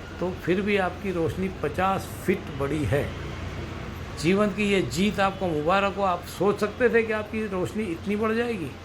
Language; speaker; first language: Hindi; native; Hindi